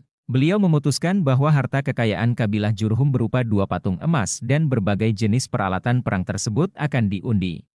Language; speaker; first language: Indonesian; native; Indonesian